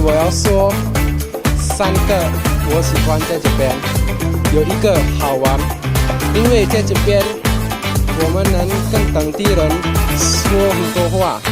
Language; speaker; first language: Chinese; non-native, learner; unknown